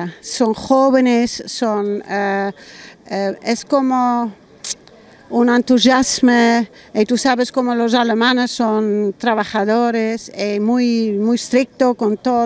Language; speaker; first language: Spanish; non-native, learner; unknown